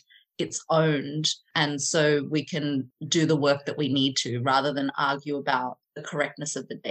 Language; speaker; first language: English; native; English